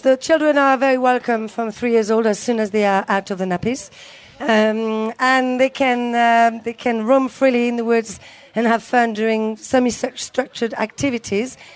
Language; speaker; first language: English; native; English